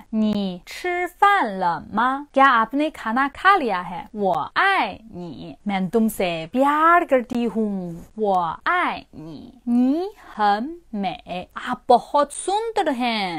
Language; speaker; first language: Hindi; non-native, fluent; Chinese